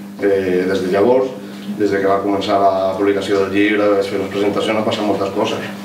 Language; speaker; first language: Catalan; non-native, local second language; Spanish